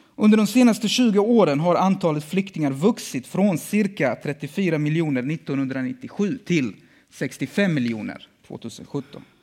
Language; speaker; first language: Swedish; early bilingual, other home language; Bosnian